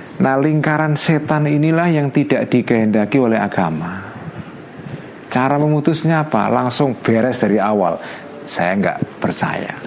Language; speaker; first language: Indonesian; non-native, local second language; Javanese